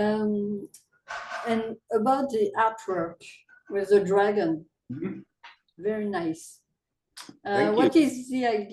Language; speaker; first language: English; non-native, learner; French